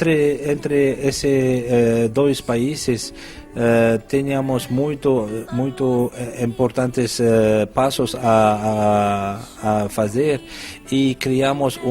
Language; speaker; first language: Portuguese; non-native, fluent; Arabic